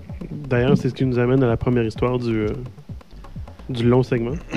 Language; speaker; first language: French; native; French